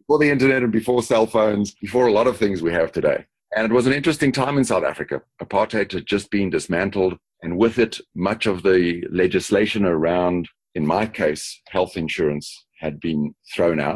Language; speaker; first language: English; native; English